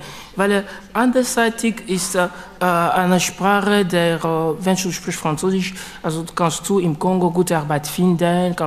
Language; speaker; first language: German; non-native, learner; French